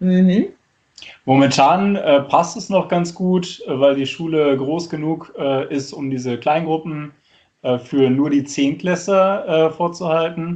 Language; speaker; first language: German; native; German